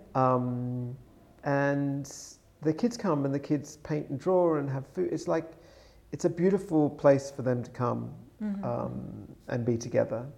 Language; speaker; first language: English; native; English